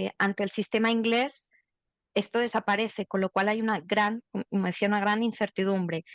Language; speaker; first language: Spanish; native; Spanish